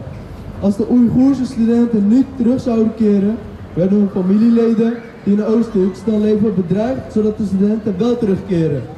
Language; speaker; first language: Dutch; early bilingual, other home language; Uyghur